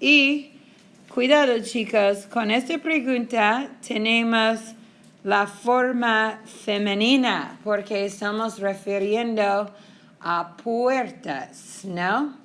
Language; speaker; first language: Spanish; non-native, fluent; English